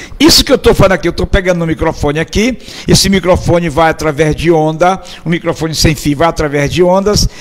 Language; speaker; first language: Portuguese; native; Portuguese